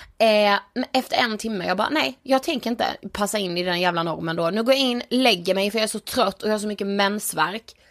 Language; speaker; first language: Swedish; native; Swedish